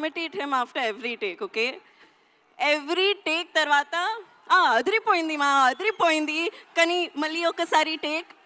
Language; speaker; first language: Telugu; non-native, learner; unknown